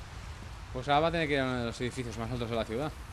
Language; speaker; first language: Spanish; native; Spanish